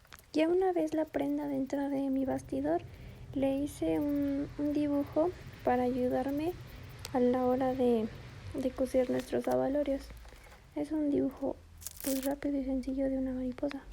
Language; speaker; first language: Spanish; native; Spanish